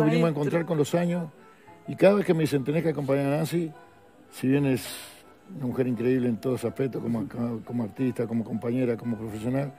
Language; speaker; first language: Spanish; native; Spanish